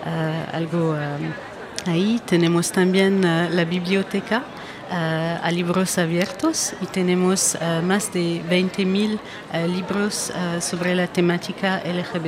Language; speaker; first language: Spanish; non-native, fluent; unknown